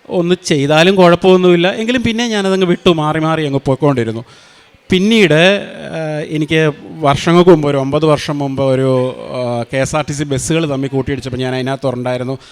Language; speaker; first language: Malayalam; native; Malayalam